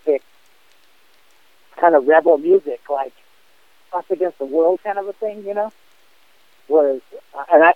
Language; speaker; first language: English; native; English